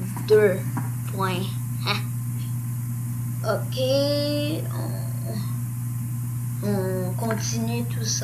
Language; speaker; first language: French; early bilingual, other home language; Korean